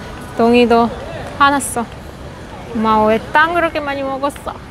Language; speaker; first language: Korean; non-native, fluent; Russian